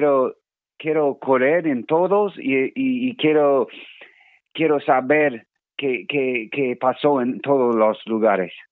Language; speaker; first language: Spanish; non-native, learner; English